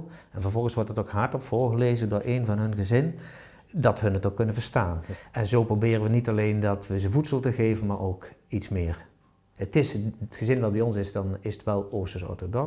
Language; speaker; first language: Dutch; native; Dutch